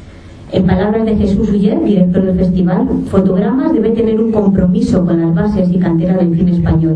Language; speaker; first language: Spanish; native; Spanish